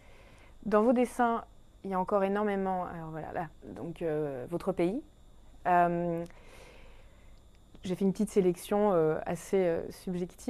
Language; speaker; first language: French; native; French